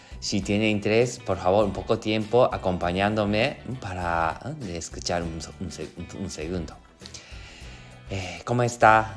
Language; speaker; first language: Spanish; non-native, learner; Japanese